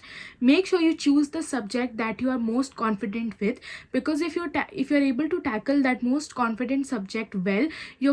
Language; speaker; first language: English; non-native, local second language; Hindi